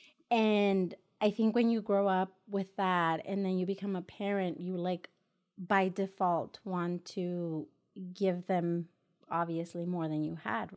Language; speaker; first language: English; early bilingual, other home language; Spanish